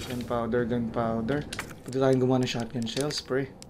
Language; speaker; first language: English; non-native, local second language; Filipino